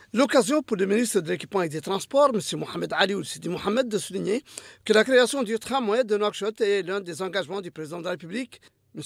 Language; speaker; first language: French; non-native, local second language; Arabic